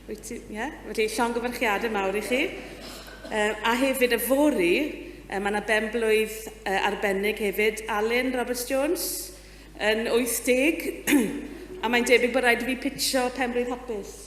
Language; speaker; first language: Welsh; native; Welsh